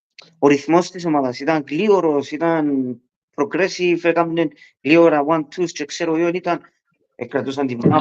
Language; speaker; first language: Greek; early bilingual, heritage; Greek